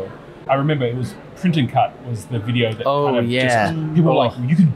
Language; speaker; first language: English; native; English